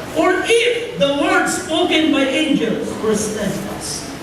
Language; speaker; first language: English; non-native, local second language; Filipino